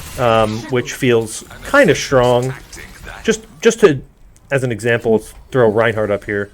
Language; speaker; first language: English; native; English